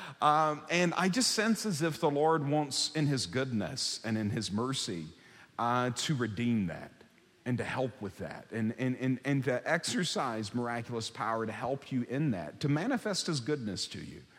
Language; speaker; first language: English; native; English